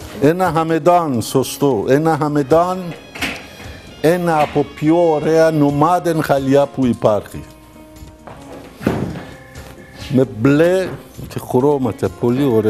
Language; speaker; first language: Greek; non-native, learner; Persian